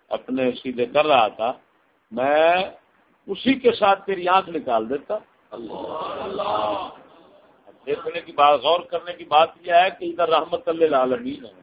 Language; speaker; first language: Urdu; non-native, local second language; Punjabi